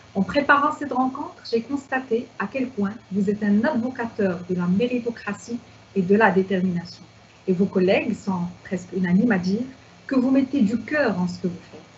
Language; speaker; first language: French; non-native, local second language; Arabic